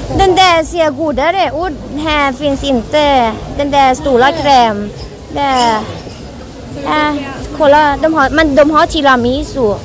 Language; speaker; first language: Swedish; non-native, learner; Thai